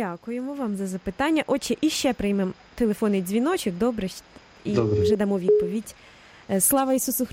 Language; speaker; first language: Ukrainian; native; Ukrainian